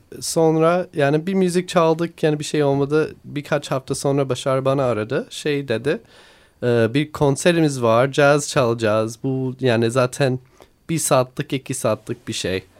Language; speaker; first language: Turkish; non-native, learner; English